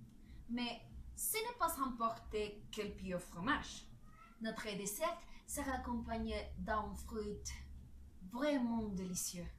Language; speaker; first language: French; non-native, learner; Spanish